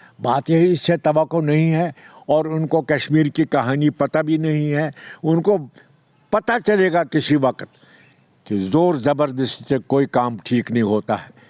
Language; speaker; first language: Urdu; non-native, local second language; Kashmiri